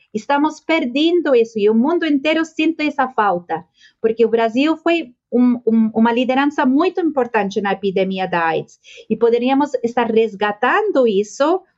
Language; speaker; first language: Portuguese; non-native, fluent; Spanish